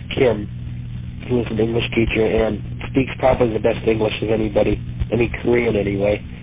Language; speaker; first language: English; native; English